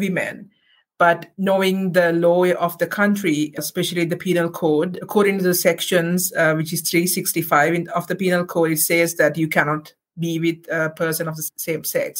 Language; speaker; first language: English; non-native, local second language; Sinhala